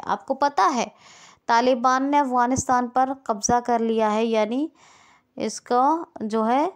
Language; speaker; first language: Hindi; native; Hindi